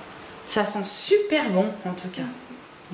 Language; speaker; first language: French; native; French